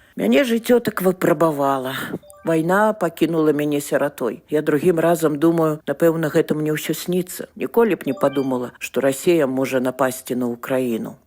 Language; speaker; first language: Belarusian; native; Belarusian